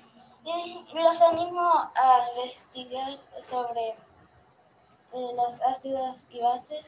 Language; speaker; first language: Spanish; early bilingual, heritage; Spanish